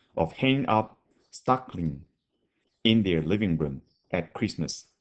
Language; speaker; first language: English; non-native, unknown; Chinese